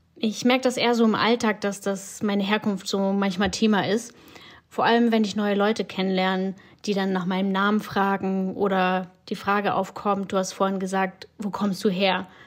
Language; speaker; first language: German; early bilingual, other home language; Russian